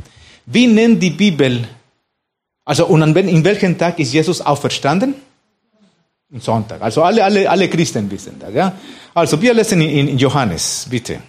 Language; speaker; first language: German; non-native, fluent; Spanish